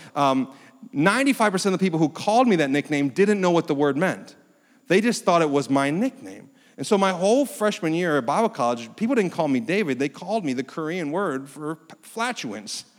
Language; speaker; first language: English; early bilingual, other home language; Korean